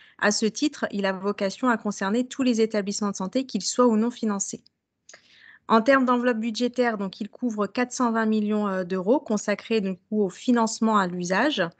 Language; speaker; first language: French; native; French